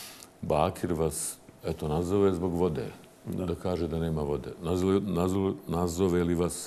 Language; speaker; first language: Bosnian; native; Bosnian